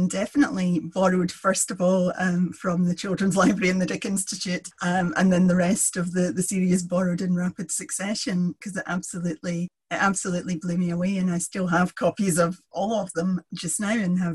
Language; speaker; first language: English; native; English